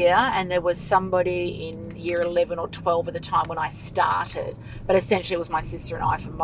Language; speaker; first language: English; native; English